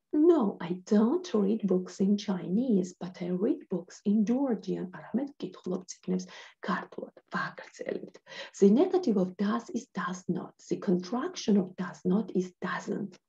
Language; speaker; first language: English; non-native, fluent; Georgian